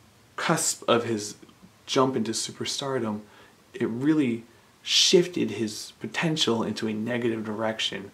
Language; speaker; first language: English; native; English